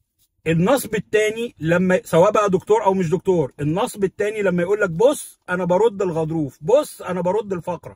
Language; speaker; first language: Arabic; native; Arabic